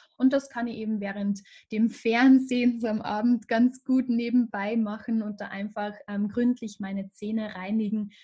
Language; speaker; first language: German; native; German